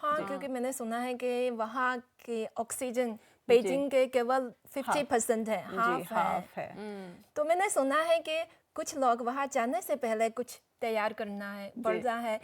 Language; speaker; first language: Hindi; non-native, fluent; Chinese